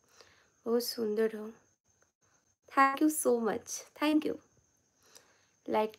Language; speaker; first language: Hindi; non-native, local second language; Bangla